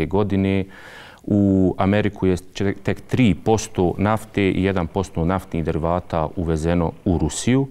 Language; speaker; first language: Serbian; native; Serbian